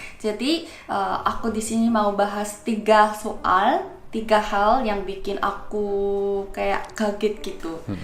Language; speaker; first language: Indonesian; non-native, fluent; Korean